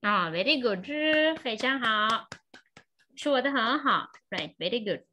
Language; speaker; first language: English; non-native, local second language; Sinhala